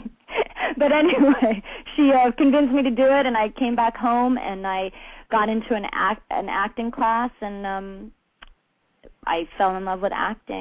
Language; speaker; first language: English; native; English